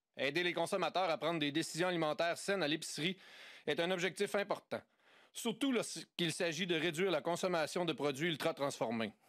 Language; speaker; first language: French; native; French